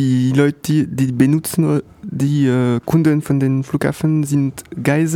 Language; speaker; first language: German; non-native, learner; French